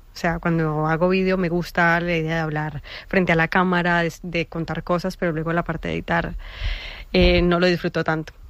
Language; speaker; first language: Spanish; native; Spanish